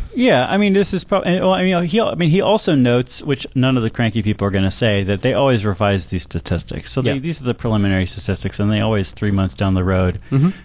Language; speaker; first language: English; native; English